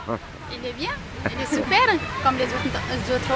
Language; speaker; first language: French; early bilingual, other home language; Nepali